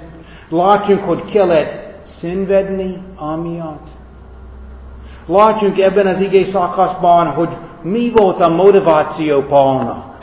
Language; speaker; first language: Hungarian; non-native, fluent; English